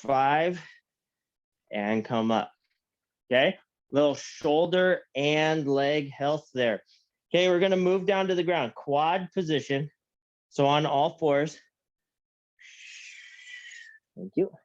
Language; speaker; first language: English; native; English